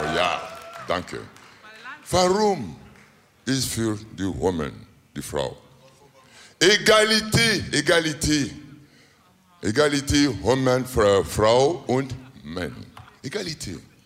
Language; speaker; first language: German; non-native, learner; Lingala